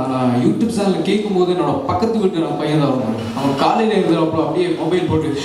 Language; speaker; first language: Tamil; non-native, local second language; Malayalam